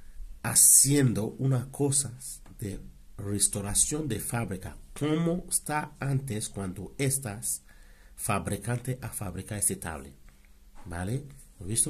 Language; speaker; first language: Spanish; non-native, learner; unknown